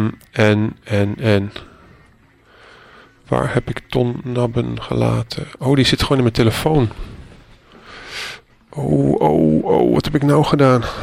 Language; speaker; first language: Dutch; native; Dutch